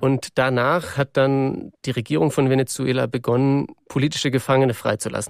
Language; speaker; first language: German; native; German